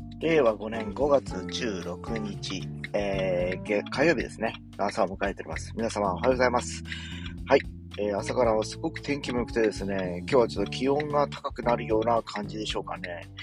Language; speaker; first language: Japanese; native; Japanese